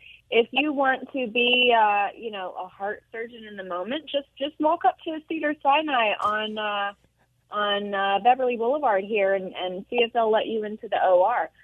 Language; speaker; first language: English; native; English